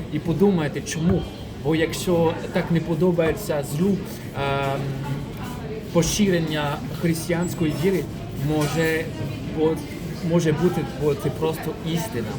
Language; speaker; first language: Ukrainian; non-native, fluent; French